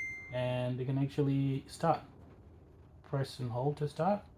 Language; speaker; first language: English; native; English